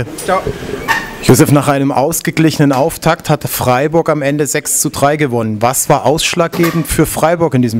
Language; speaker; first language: German; native; German